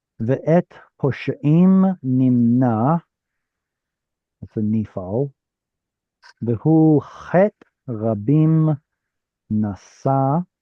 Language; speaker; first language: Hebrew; non-native, fluent; English